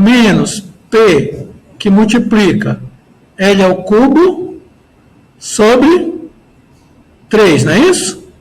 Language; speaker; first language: Portuguese; native; Portuguese